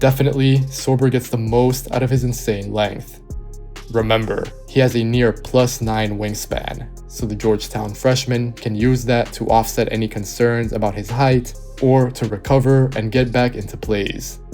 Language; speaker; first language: English; native; English